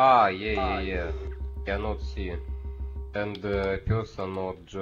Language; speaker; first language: English; non-native, learner; Russian